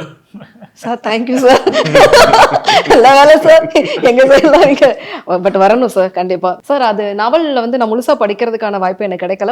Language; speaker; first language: Tamil; native; Tamil